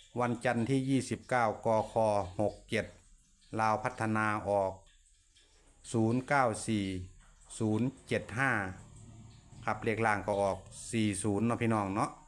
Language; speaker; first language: Thai; non-native, local second language; Northeastern Thai